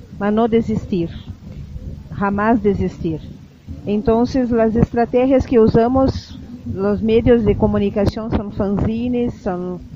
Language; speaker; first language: Spanish; non-native, learner; Portuguese